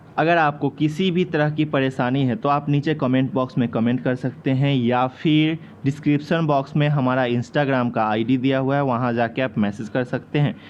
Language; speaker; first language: Hindi; native; Hindi